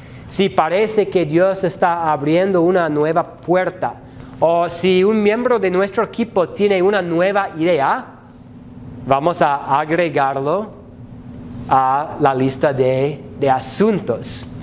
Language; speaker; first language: Spanish; non-native, fluent; English